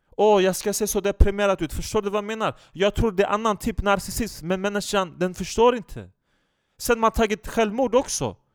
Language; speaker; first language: Swedish; non-native, fluent; Turkish